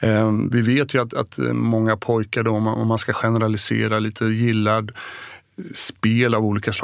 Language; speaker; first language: Swedish; native; Swedish